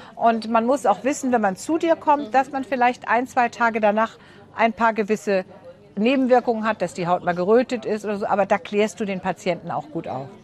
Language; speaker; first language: German; native; German